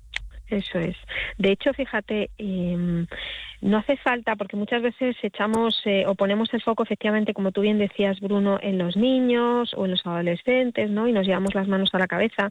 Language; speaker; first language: Spanish; native; Spanish